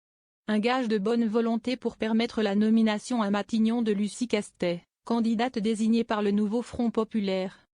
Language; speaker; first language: French; native; French